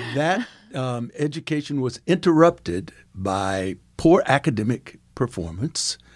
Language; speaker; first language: English; native; English